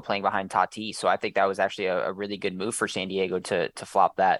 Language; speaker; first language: English; native; English